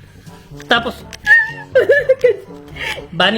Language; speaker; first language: Filipino; non-native, fluent; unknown